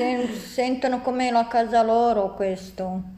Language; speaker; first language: Italian; non-native, learner; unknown